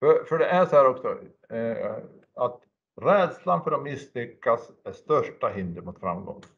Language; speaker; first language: Swedish; native; Swedish